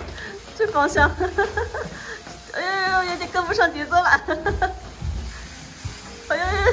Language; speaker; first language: Chinese; native; Chinese